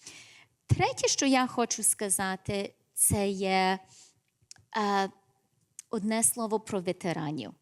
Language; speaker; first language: Ukrainian; early bilingual, heritage; English